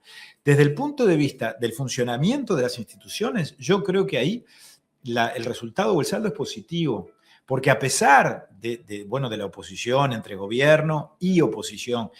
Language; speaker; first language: Spanish; native; Spanish